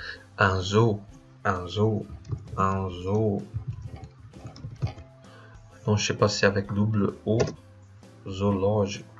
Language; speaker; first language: French; non-native, fluent; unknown